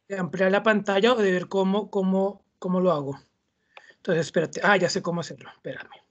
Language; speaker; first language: Spanish; native; Spanish